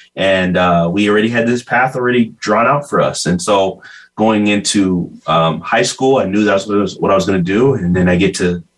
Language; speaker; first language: English; native; English